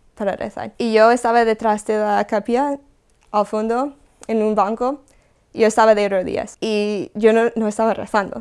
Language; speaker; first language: Spanish; non-native, fluent; English